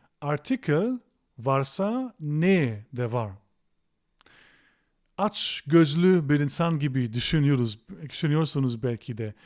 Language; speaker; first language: Turkish; non-native, fluent; German